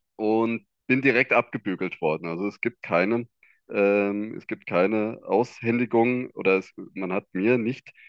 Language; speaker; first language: German; native; German